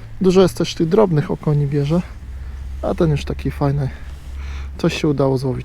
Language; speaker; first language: Polish; native; Polish